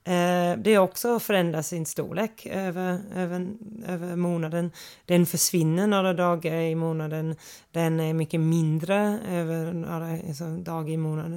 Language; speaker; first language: Swedish; non-native, fluent; English